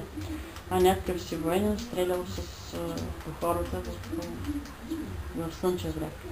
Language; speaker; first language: Bulgarian; native; Bulgarian